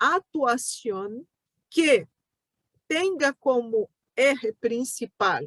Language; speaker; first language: Spanish; non-native, fluent; Portuguese